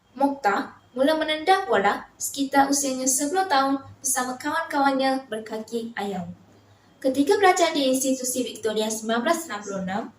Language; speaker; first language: Malay; non-native, local second language; Tamil